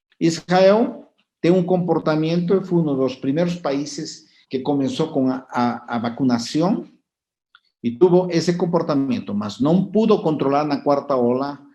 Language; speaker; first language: Portuguese; non-native, fluent; Spanish